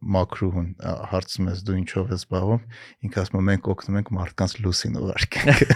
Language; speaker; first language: Armenian; native; Armenian